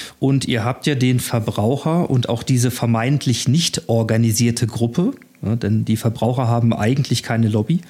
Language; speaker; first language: German; native; German